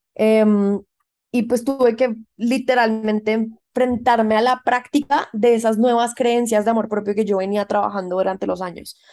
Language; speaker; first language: Spanish; native; Spanish